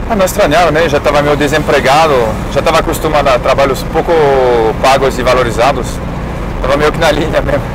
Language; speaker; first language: Portuguese; non-native, fluent; French